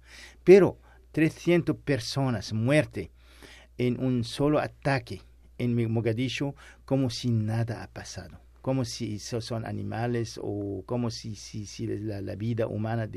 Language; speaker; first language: Spanish; non-native, learner; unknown